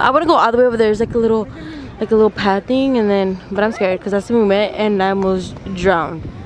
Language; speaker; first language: English; early bilingual, other home language; Spanish